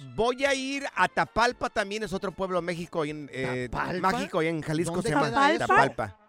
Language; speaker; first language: Spanish; native; Spanish